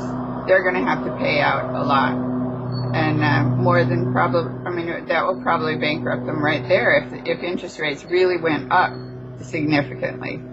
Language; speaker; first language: English; native; English